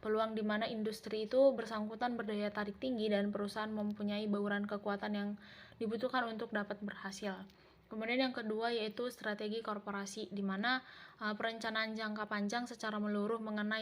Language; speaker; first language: Indonesian; native; Indonesian